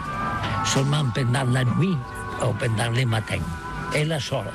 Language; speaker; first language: French; non-native, learner; Catalan